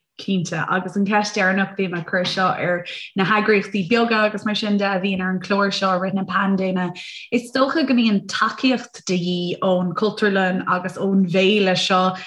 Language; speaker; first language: Irish; non-native, local second language; English